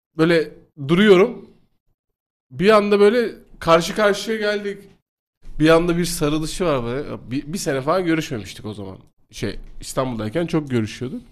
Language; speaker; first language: Turkish; native; Turkish